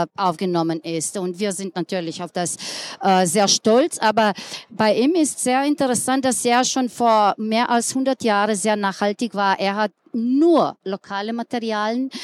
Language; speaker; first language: German; non-native, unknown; Slovenian